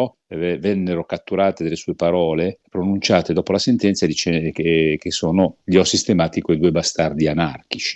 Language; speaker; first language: Italian; native; Italian